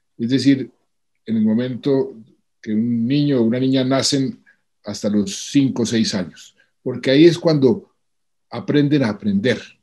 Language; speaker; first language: Spanish; native; Spanish